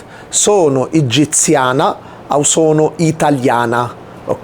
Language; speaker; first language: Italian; non-native, fluent; Arabic